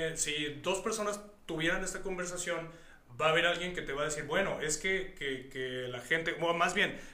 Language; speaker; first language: Spanish; native; Spanish